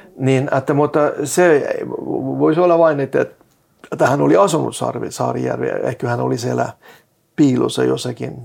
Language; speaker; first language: Finnish; non-native, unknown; Norwegian